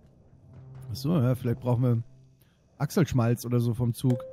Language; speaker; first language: German; native; German